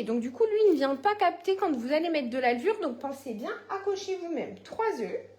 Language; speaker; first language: French; native; French